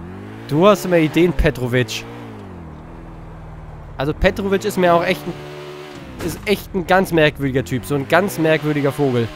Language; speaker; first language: German; native; German